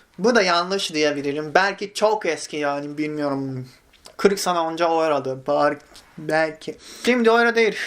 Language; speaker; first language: Turkish; non-native, fluent; Japanese